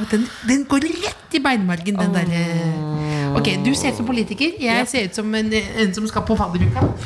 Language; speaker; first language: Norwegian; native; Norwegian